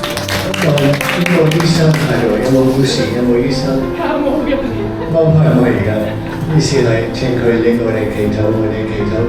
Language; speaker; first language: Cantonese; non-native, fluent; English